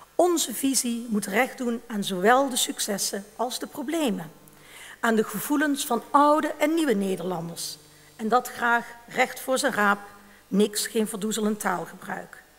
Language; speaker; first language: Dutch; native; Dutch